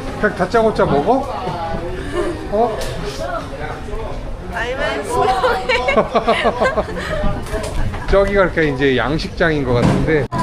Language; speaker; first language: Korean; native; Korean